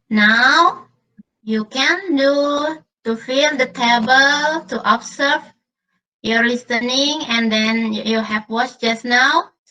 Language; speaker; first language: English; non-native, learner; Indonesian